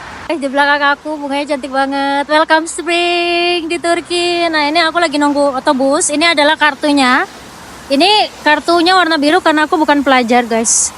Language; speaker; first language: Indonesian; native; Indonesian